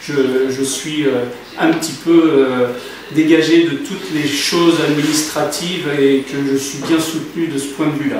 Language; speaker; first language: French; native; French